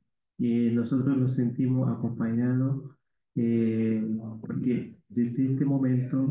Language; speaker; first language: Spanish; non-native, learner; Haitian Creole